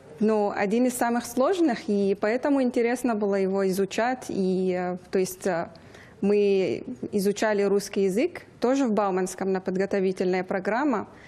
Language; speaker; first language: Russian; non-native, fluent; Persian